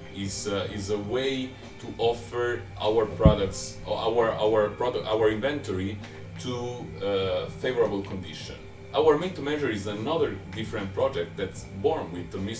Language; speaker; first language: English; non-native, fluent; Italian